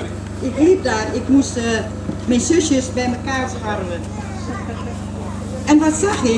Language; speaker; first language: Dutch; early bilingual, other home language; Malay